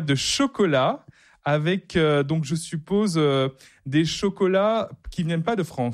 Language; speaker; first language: French; native; French